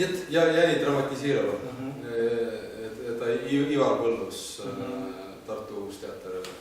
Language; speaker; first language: Russian; non-native, learner; Estonian